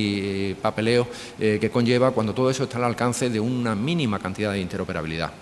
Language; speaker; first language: Spanish; native; Spanish